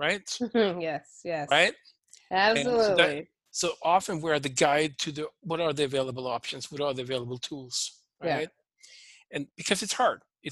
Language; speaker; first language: English; non-native, fluent; Swedish